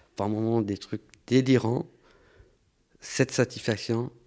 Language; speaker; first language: French; non-native, local second language; Arabic